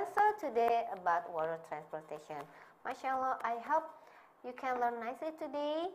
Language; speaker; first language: English; non-native, learner; Indonesian